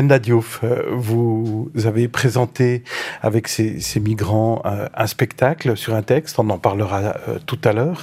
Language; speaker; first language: French; native; French